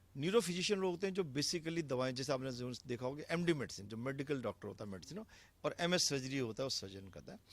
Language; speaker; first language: Hindi; native; Hindi